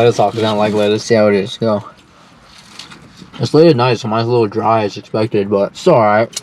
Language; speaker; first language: English; native; English